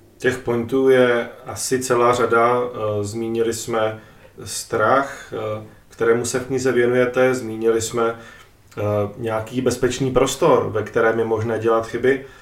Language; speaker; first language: Czech; native; Czech